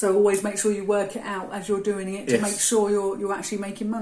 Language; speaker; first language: English; native; English